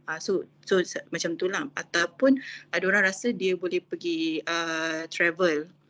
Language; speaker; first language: Malay; native; Malay